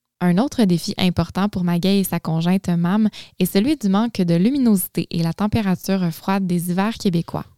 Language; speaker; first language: French; native; French